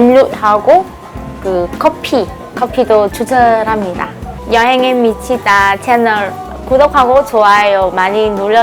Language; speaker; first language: Korean; non-native, fluent; Vietnamese